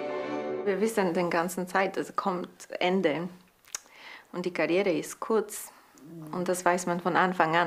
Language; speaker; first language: German; non-native, learner; Slovak